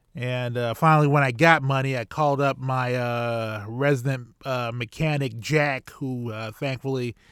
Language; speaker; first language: English; native; English